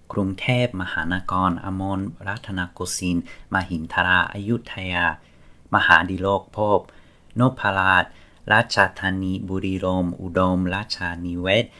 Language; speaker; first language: Thai; non-native, learner; English